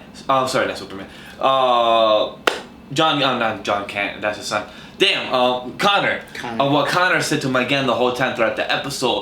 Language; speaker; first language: English; native; English